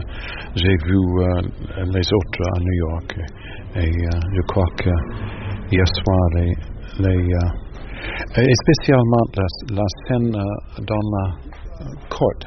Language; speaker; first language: French; non-native, learner; English